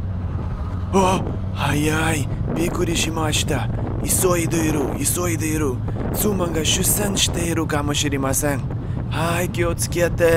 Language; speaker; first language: Japanese; non-native, learner; Russian